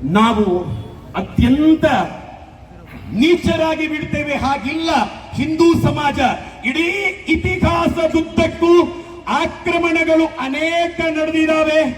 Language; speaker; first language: Kannada; native; Kannada